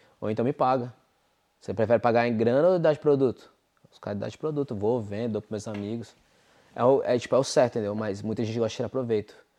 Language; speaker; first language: Portuguese; native; Portuguese